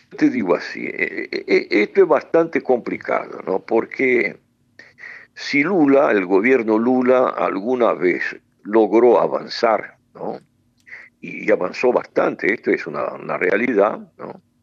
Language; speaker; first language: Spanish; non-native, fluent; Portuguese